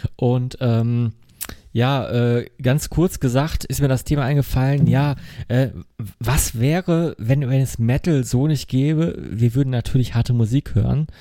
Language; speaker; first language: German; native; German